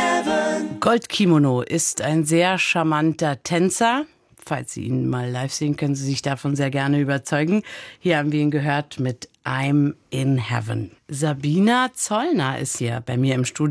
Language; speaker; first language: German; native; German